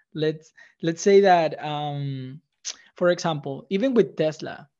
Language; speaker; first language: English; non-native, fluent; Spanish